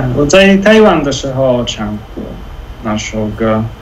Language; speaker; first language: Chinese; non-native, fluent; Italian